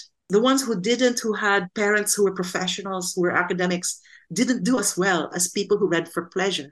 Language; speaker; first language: English; non-native, local second language; Filipino